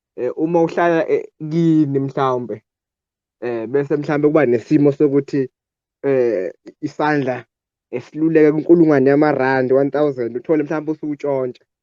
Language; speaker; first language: Zulu; native; Zulu